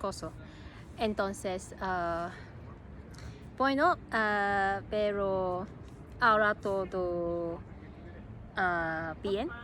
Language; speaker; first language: Spanish; non-native, learner; Cantonese